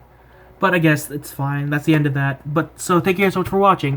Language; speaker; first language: English; native; English